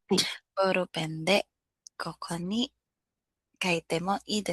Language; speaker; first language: Japanese; non-native, learner; Filipino